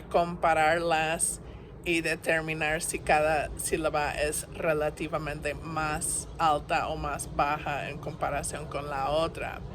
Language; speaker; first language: Spanish; non-native, fluent; English